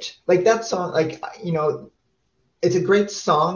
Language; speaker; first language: English; native; English